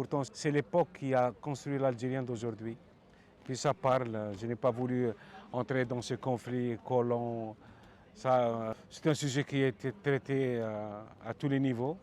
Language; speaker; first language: French; non-native, local second language; Arabic